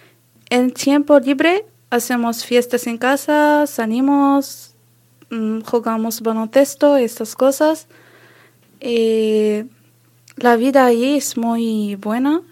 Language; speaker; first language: Spanish; non-native, learner; Arabic